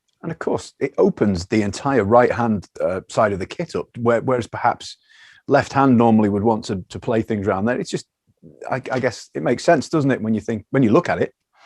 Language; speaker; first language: English; native; English